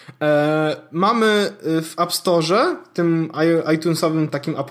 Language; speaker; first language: Polish; native; Polish